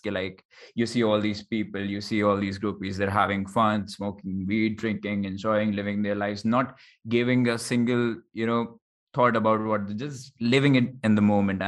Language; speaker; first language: English; non-native, local second language; Hindi